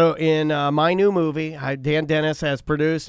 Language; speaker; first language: English; native; English